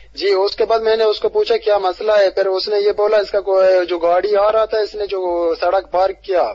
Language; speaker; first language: Urdu; non-native, local second language; Baluchi